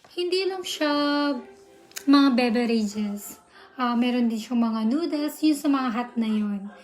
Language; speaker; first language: Filipino; native; Filipino